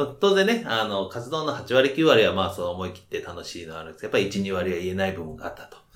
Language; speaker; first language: Japanese; native; Japanese